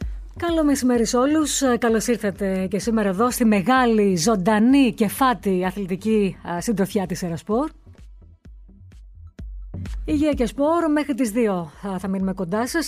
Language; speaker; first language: Greek; native; Greek